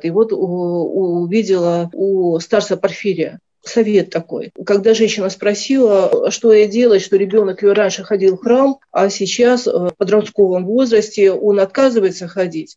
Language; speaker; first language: Russian; native; Russian